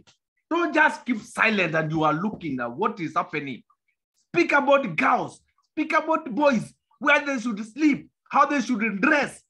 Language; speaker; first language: English; non-native, local second language; Kamba